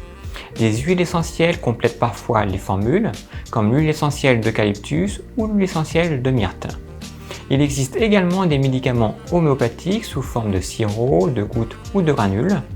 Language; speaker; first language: French; native; French